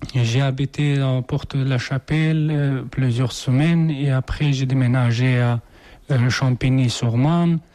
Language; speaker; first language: French; non-native, learner; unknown